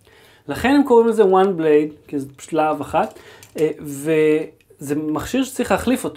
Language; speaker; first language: Hebrew; native; Hebrew